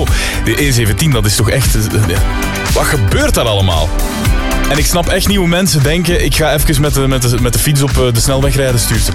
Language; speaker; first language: Dutch; native; Dutch